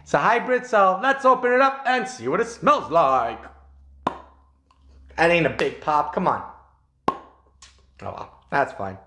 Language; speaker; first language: English; native; English